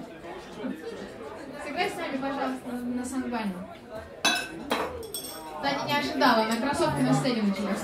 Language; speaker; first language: Russian; native; Russian